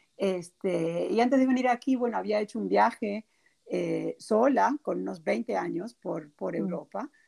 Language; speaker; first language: Spanish; native; Spanish